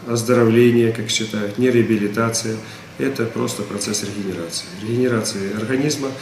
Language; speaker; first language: Russian; native; Russian